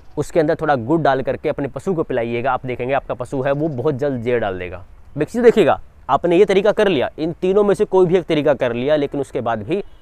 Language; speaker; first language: Hindi; native; Hindi